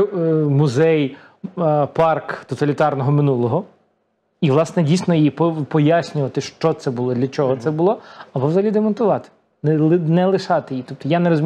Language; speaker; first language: Ukrainian; native; Ukrainian